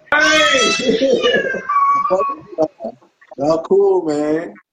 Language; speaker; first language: English; native; English